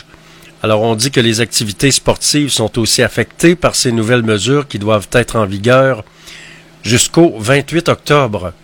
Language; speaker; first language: French; native; French